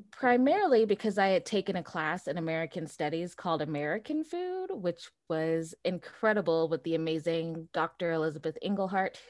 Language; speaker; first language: English; early bilingual, other home language; Portuguese